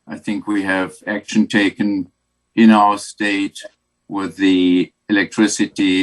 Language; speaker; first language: English; non-native, fluent; German